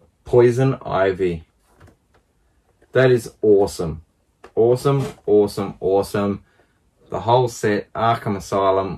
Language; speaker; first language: English; native; English